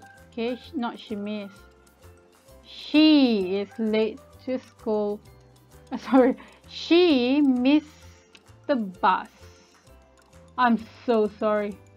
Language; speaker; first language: English; non-native, local second language; Malay